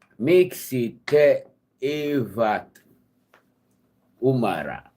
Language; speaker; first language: Finnish; non-native, learner; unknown